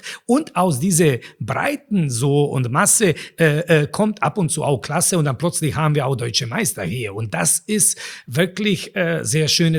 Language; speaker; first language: German; non-native, fluent; Bosnian